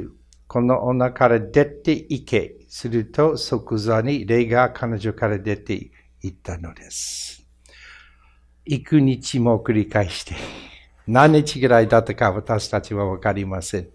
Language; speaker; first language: Japanese; non-native, fluent; English